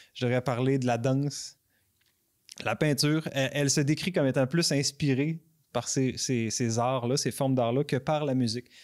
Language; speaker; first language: French; native; French